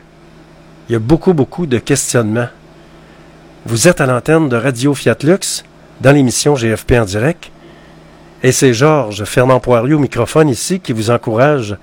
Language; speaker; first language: French; native; French